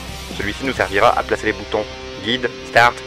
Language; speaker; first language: French; native; French